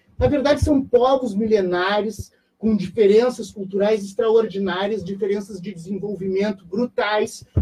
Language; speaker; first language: Portuguese; native; Portuguese